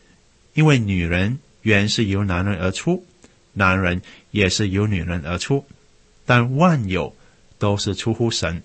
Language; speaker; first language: Chinese; native; Chinese